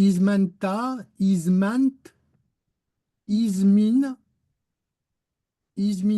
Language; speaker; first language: Hebrew; non-native, learner; French